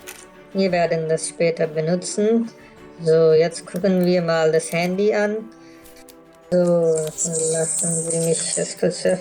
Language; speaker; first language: German; non-native, fluent; Urdu